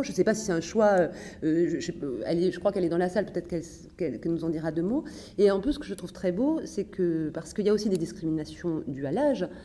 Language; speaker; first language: French; native; French